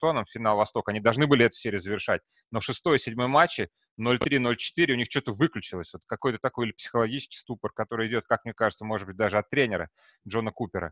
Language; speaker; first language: Russian; native; Russian